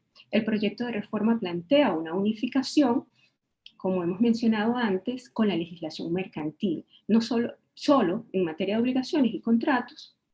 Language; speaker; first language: Spanish; native; Spanish